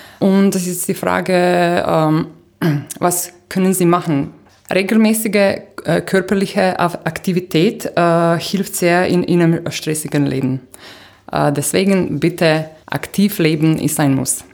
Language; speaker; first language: German; non-native, fluent; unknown